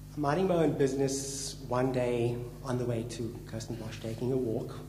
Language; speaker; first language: English; native; English